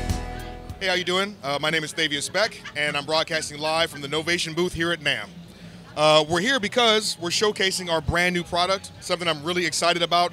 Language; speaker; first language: English; native; English